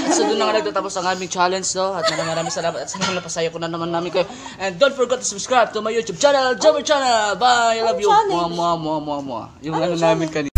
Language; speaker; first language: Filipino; non-native, local second language; Iloko